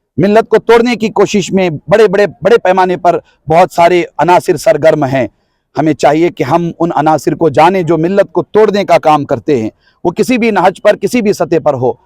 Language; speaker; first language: Urdu; native; Urdu